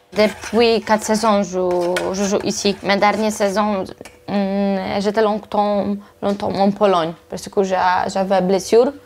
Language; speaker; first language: French; non-native, learner; Polish